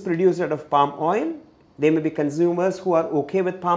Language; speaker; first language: English; non-native, local second language; Malayalam